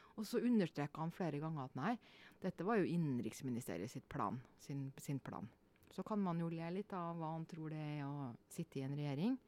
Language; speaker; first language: Norwegian; native; Norwegian